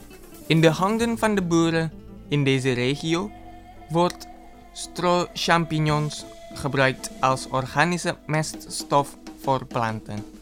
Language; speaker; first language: Dutch; non-native, fluent; Indonesian